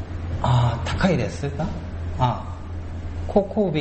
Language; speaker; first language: Japanese; non-native, learner; Korean